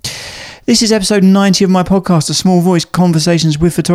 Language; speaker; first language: English; native; English